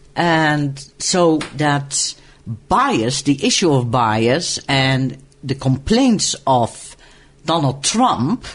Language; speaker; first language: English; non-native, fluent; Dutch